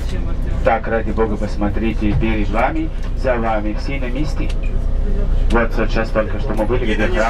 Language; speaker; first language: Russian; non-native, fluent; Arabic